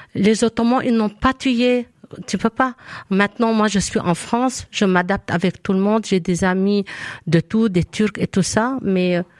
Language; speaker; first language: French; non-native, local second language; Arabic